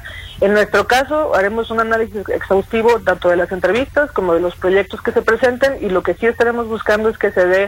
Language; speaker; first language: Spanish; native; Spanish